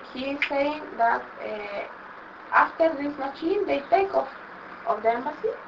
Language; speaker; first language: English; non-native, learner; Spanish